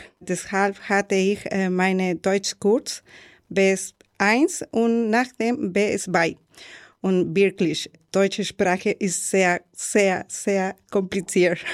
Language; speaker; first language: German; non-native, learner; Spanish